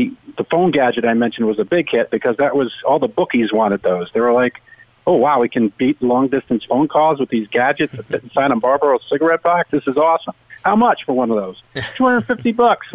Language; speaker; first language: English; native; English